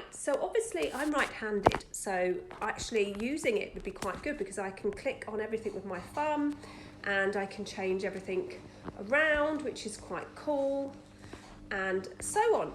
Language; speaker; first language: English; native; English